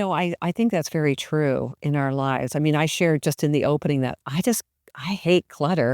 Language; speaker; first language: English; native; English